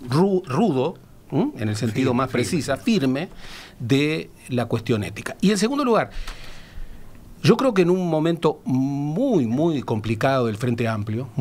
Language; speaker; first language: Spanish; native; Spanish